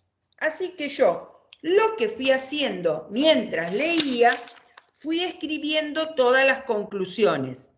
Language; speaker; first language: Spanish; native; Spanish